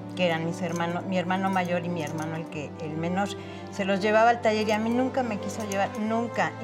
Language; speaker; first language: Spanish; native; Spanish